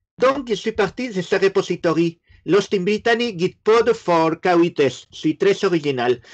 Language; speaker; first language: French; non-native, fluent; Spanish